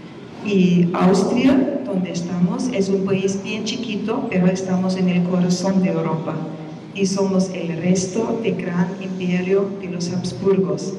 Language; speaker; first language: Spanish; non-native, fluent; German